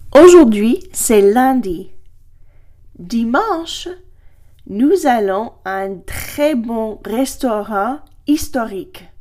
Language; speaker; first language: French; non-native, fluent; English